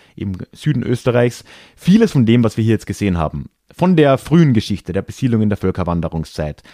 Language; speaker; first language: German; native; German